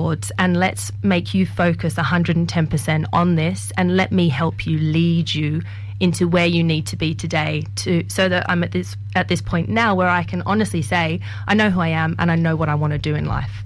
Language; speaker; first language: English; native; English